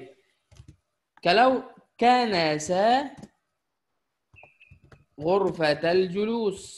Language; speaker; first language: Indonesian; non-native, fluent; Arabic